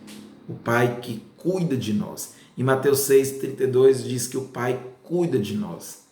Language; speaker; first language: Portuguese; native; Portuguese